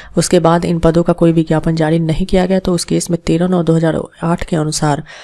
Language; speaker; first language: Hindi; native; Hindi